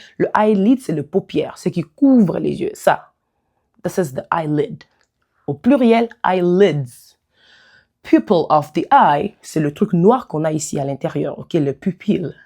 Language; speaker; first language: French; non-native, local second language; Lingala